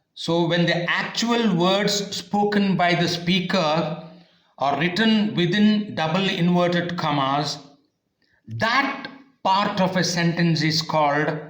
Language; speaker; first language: English; non-native, local second language; Kannada